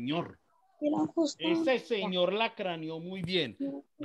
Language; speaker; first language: Spanish; native; Spanish